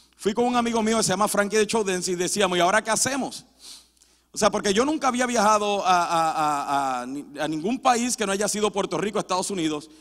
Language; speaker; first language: Spanish; early bilingual, heritage; Spanish